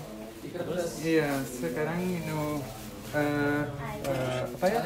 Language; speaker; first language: Indonesian; non-native, learner; Arabic